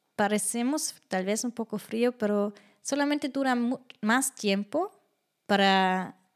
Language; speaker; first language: Spanish; non-native, fluent; German